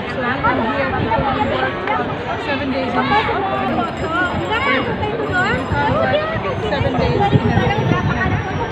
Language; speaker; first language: English; non-native, fluent; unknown